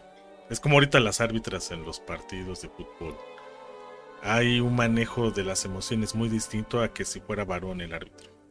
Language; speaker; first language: Spanish; native; Spanish